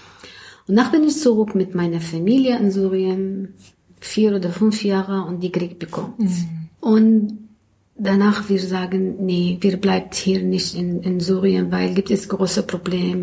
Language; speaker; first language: German; non-native, learner; Arabic